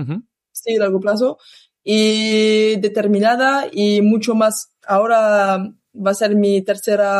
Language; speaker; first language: Spanish; non-native, learner; French